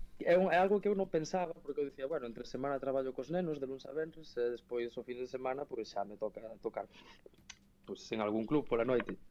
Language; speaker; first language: Galician; native; Galician